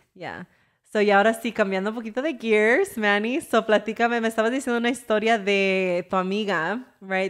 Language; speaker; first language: Spanish; early bilingual, heritage; Spanish